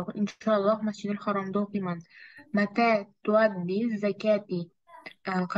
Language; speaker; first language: Arabic; non-native, learner; Uzbek